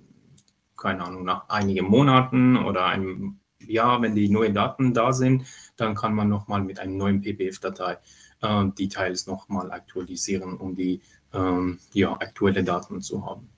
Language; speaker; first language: German; non-native, fluent; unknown